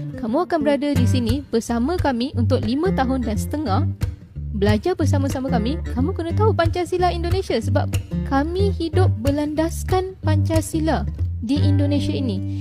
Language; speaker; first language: Malay; native; Malay